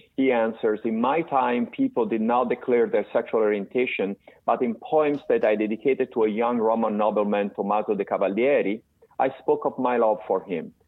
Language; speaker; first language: English; non-native, fluent; Italian